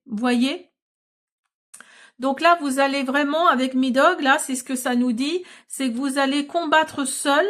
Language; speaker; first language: French; native; French